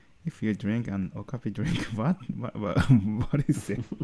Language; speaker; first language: English; non-native, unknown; Japanese